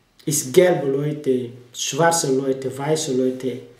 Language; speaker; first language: German; non-native, learner; French